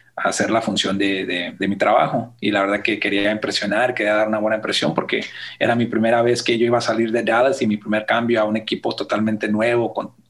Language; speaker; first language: Spanish; early bilingual, heritage; Spanish